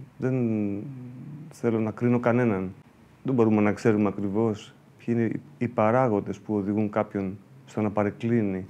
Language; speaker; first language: Greek; early bilingual, heritage; Greek